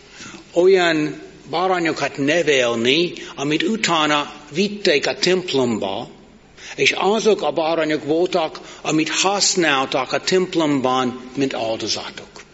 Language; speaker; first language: Hungarian; non-native, learner; English